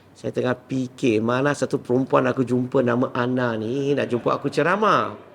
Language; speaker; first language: Malay; non-native, local second language; Min Nan Chinese